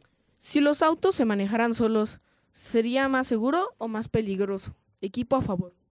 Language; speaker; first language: Spanish; native; Spanish